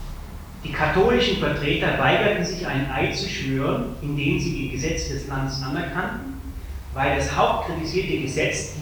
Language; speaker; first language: German; native; German